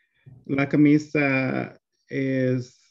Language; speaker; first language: Spanish; non-native, learner; English